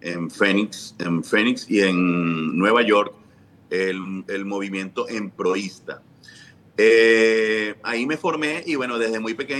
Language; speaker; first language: Spanish; native; Spanish